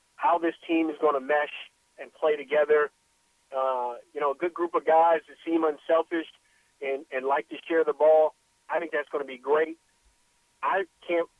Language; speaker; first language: English; native; English